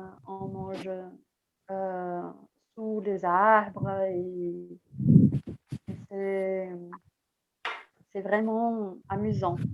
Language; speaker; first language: French; non-native, fluent; Portuguese